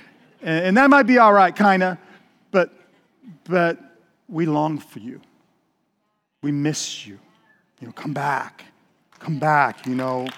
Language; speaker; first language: English; native; English